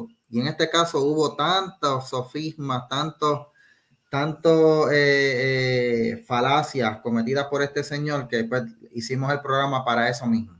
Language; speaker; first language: Spanish; native; Spanish